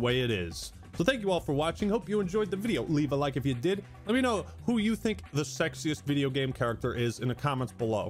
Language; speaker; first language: English; native; English